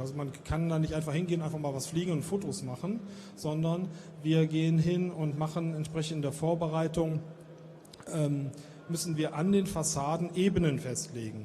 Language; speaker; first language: German; native; German